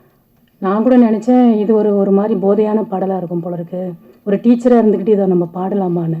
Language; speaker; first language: Tamil; native; Tamil